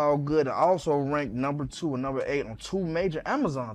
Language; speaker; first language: English; native; English